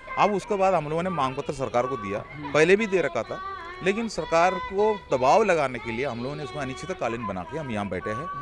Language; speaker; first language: Hindi; non-native, local second language; Malayalam